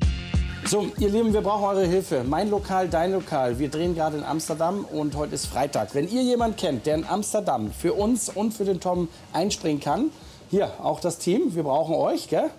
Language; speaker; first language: German; native; German